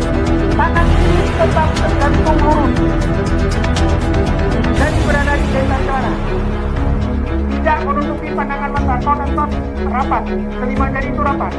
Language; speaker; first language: Indonesian; native; Indonesian